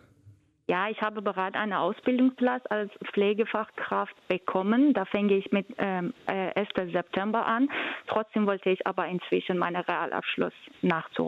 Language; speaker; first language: German; non-native, fluent; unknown